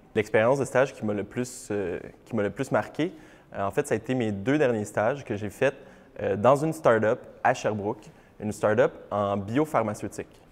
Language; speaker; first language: French; native; French